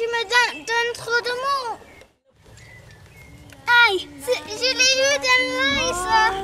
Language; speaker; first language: French; early bilingual, heritage; English